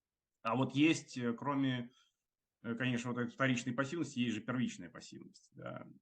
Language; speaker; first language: Russian; native; Russian